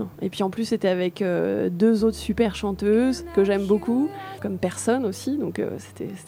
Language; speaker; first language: French; native; French